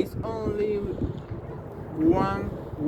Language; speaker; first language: English; non-native, learner; Spanish